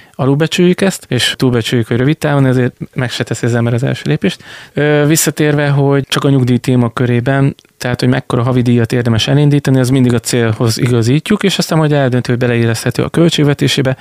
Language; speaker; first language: Hungarian; native; Hungarian